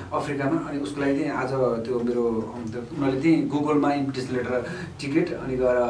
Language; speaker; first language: Nepali; native; Nepali